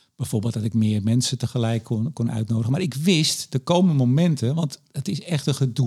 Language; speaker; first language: Dutch; native; Dutch